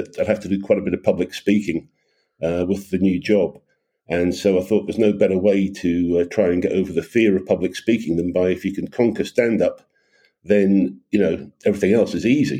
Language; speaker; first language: English; native; English